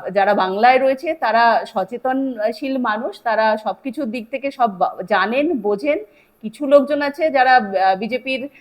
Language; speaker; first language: Bangla; native; Bangla